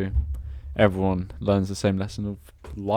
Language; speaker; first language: English; native; English